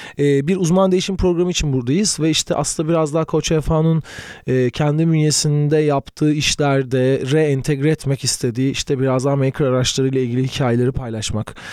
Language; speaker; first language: Turkish; native; Turkish